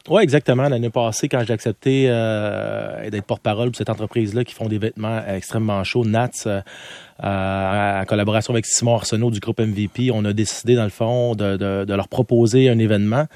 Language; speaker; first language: French; native; French